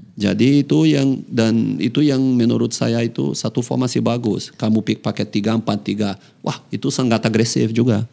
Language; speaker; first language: Indonesian; non-native, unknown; Portuguese